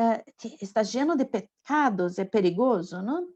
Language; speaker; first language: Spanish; non-native, learner; Portuguese